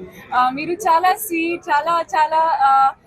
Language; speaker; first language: Telugu; non-native, learner; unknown